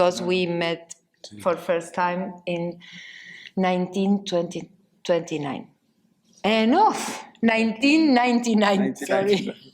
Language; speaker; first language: English; non-native, learner; Spanish